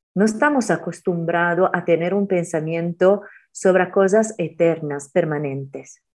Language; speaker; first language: Spanish; non-native, fluent; Italian